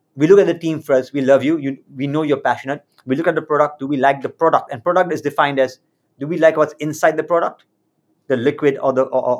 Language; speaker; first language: English; native; English